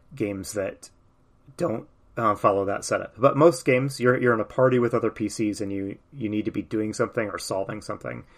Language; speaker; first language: English; native; English